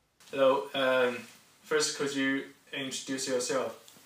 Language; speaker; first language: English; non-native, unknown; Chinese